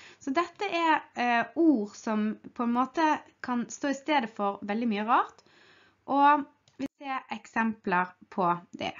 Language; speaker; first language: Norwegian; native; Norwegian